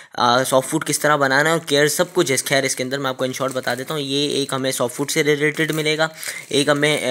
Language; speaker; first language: Urdu; native; Urdu